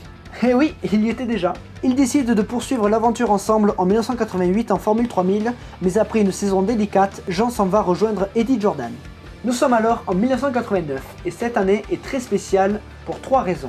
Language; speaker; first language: French; native; French